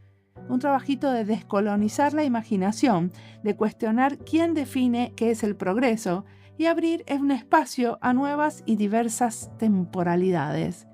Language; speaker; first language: Spanish; native; Spanish